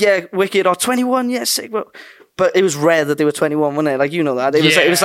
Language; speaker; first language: English; native; English